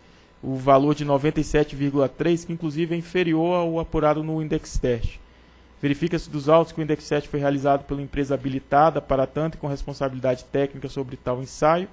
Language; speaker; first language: Portuguese; native; Portuguese